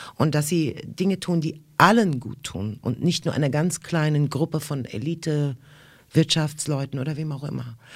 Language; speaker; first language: German; early bilingual, other home language; Russian